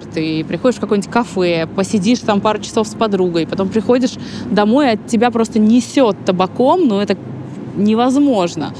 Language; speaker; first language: Russian; native; Russian